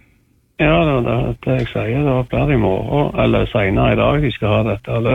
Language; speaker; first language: Norwegian; native; Norwegian